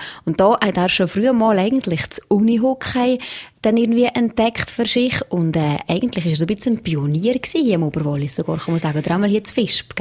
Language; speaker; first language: German; native; German